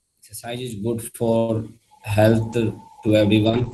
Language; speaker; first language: English; non-native, learner; Hindi